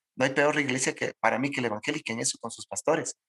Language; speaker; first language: Spanish; native; Spanish